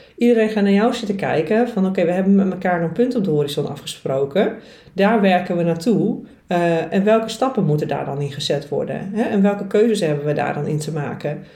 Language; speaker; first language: Dutch; native; Dutch